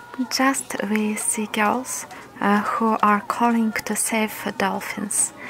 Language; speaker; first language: English; non-native, learner; Russian